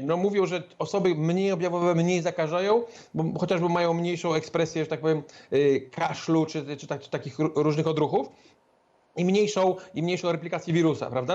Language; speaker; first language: Polish; native; Polish